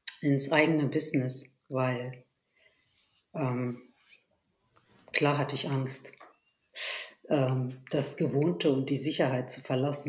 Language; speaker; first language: German; early bilingual, other home language; Turkish